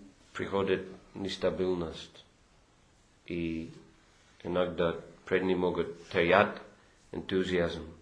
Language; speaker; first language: Russian; non-native, fluent; English